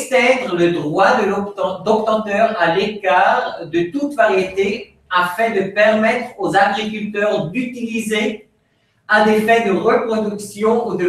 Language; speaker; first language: French; non-native, fluent; Swiss German